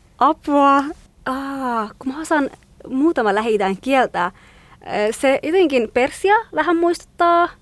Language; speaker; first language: Finnish; non-native, fluent; Kurdish